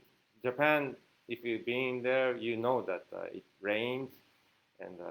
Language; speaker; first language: English; non-native, fluent; Japanese